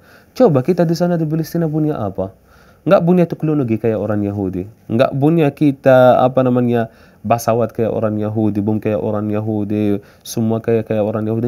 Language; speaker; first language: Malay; non-native, fluent; Arabic